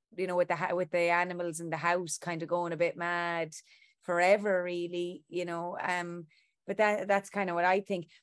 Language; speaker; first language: English; native; English